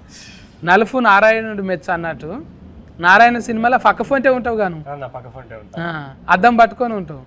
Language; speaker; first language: Telugu; native; Telugu